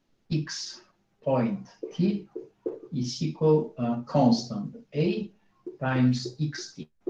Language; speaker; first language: English; non-native, fluent; Bulgarian